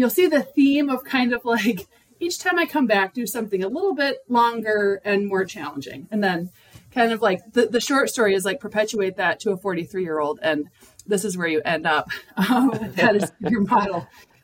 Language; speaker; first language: English; native; English